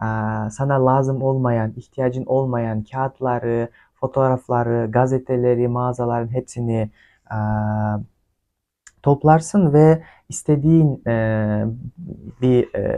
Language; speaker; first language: Turkish; non-native, fluent; Kyrgyz